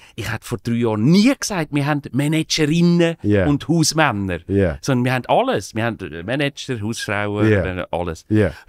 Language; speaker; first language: German; native; German